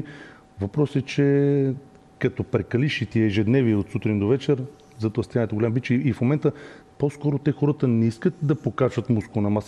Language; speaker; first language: Bulgarian; native; Bulgarian